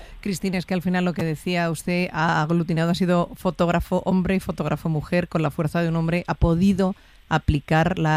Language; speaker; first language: Spanish; native; Spanish